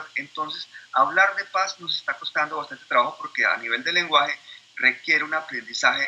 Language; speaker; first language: Spanish; native; Spanish